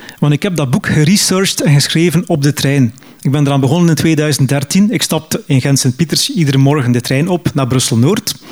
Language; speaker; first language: Dutch; native; Dutch